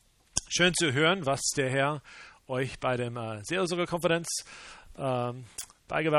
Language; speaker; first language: German; non-native, fluent; English